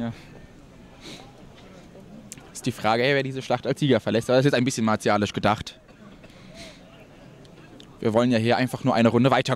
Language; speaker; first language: German; native; German